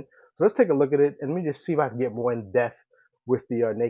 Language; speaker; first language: English; native; English